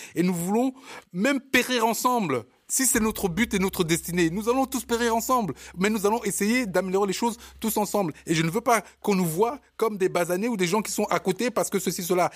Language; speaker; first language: French; early bilingual, other home language; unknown